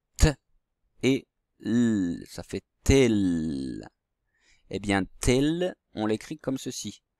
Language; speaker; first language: French; native; French